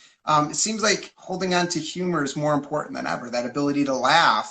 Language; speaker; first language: English; native; English